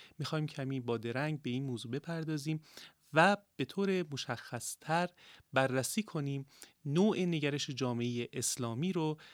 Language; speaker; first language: Persian; native; Persian